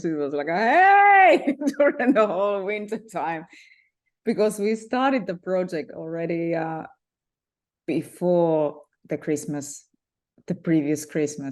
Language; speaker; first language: English; non-native, fluent; Finnish